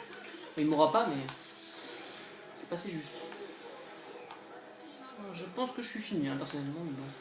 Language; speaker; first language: French; native; French